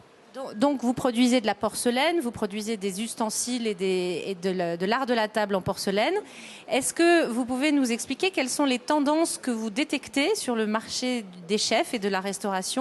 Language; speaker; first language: French; native; French